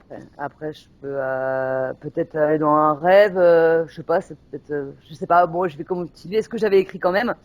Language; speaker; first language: French; native; French